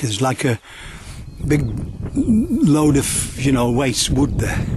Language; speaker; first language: English; native; English